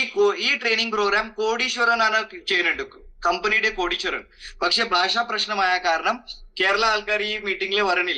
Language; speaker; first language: Malayalam; non-native, fluent; Hindi